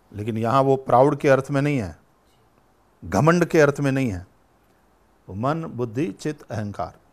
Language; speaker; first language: Hindi; non-native, local second language; Gujarati